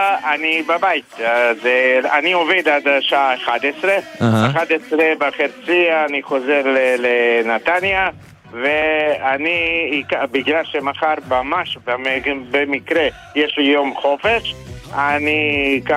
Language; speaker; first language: Hebrew; non-native, learner; Bosnian